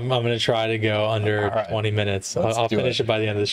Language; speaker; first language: English; native; English